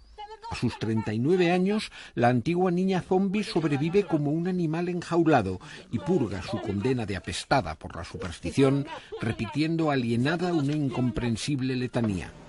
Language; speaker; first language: Spanish; native; Spanish